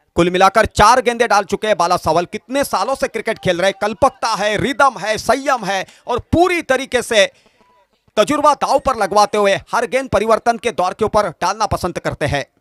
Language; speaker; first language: Hindi; non-native, local second language; Marathi